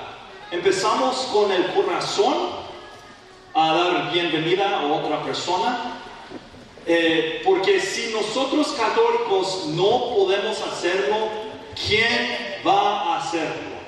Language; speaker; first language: Spanish; non-native, learner; English